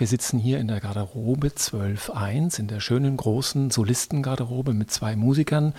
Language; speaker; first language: German; native; German